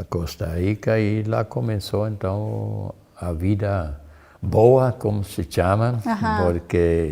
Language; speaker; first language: Portuguese; non-native, fluent; German